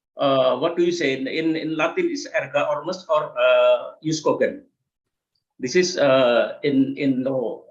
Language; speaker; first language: English; non-native, learner; Indonesian